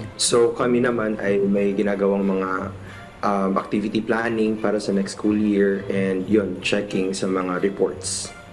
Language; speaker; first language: Filipino; non-native, local second language; Cebuano